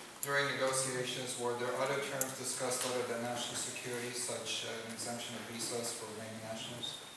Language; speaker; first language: English; non-native, fluent; Romanian